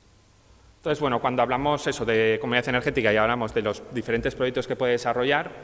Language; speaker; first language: Spanish; native; Spanish